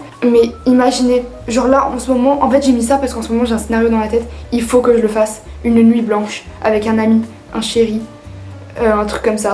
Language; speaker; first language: French; native; French